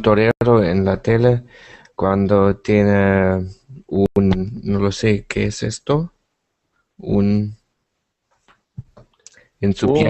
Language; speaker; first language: Spanish; non-native, learner; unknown